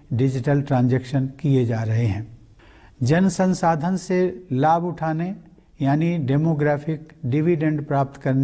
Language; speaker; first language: Hindi; native; Hindi